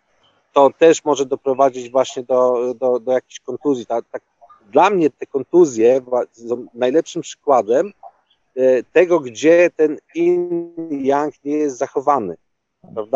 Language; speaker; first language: Polish; native; Polish